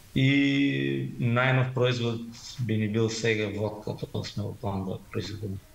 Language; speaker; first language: Macedonian; native; Macedonian